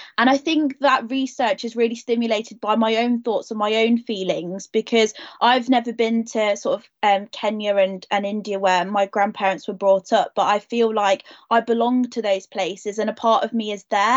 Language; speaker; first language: English; native; English